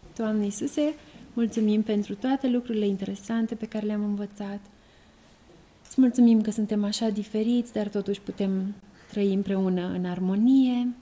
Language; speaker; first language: Romanian; native; Romanian